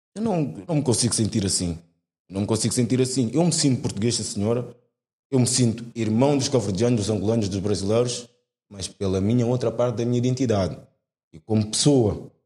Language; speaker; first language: Portuguese; native; Portuguese